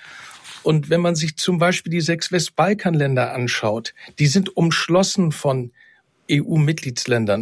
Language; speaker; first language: German; native; German